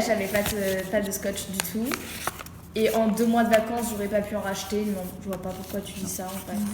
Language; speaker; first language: French; native; French